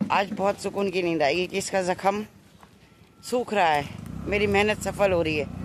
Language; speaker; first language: Hindi; native; Hindi